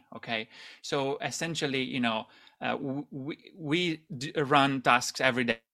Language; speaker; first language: English; non-native, fluent; Italian